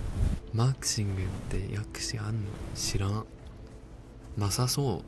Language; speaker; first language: Japanese; non-native, fluent; English